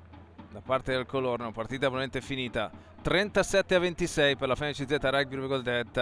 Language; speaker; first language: Italian; native; Italian